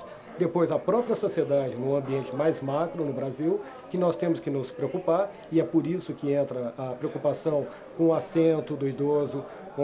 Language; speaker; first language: Portuguese; native; Portuguese